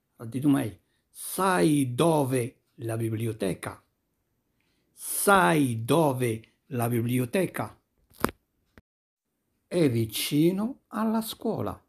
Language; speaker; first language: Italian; non-native, fluent; Arabic